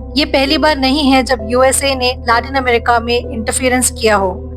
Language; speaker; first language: Hindi; native; Hindi